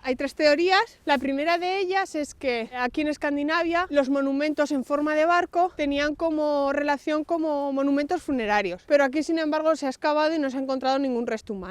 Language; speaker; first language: Spanish; native; Spanish